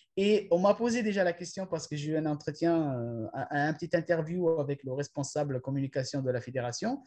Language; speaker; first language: French; non-native, local second language; Arabic